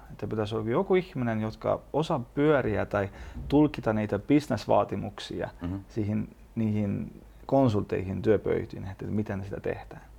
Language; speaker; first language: Finnish; non-native, fluent; Estonian